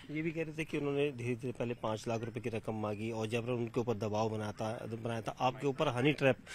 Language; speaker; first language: Hindi; native; Hindi